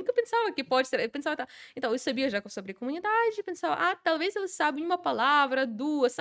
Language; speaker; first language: Portuguese; non-native, fluent; Ukrainian